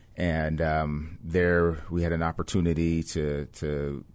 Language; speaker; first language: English; native; English